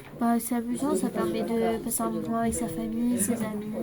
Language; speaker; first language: French; native; French